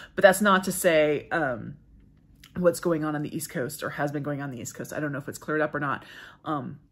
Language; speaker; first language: English; native; English